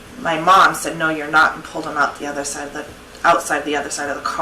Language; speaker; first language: English; native; English